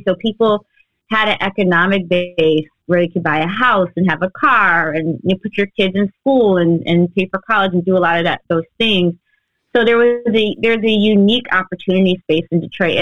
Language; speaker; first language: English; native; English